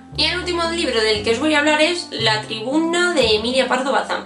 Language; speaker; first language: Spanish; native; Spanish